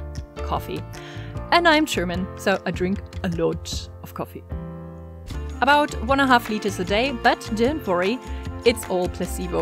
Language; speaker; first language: English; non-native, fluent; German